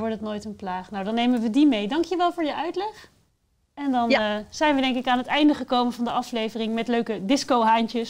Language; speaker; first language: Dutch; native; Dutch